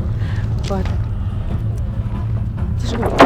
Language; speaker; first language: Russian; non-native, local second language; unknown